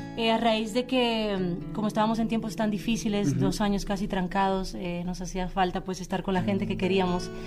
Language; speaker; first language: Spanish; native; Spanish